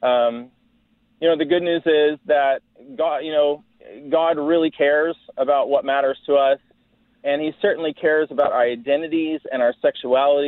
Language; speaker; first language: English; native; English